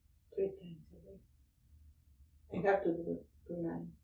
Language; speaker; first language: English; non-native, learner; Spanish